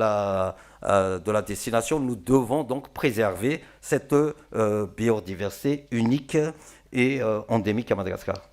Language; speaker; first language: French; non-native, local second language; Malagasy